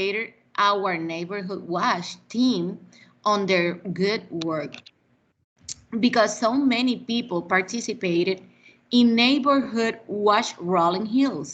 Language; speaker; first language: English; non-native, learner; Spanish